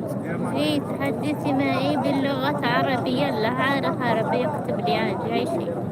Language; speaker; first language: Arabic; non-native, learner; Amharic